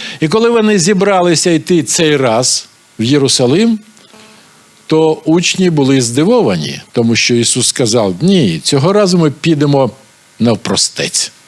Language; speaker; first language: Ukrainian; non-native, local second language; Russian